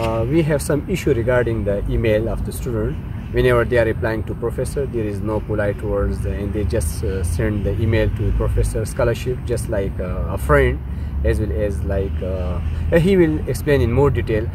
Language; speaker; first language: English; non-native, local second language; Urdu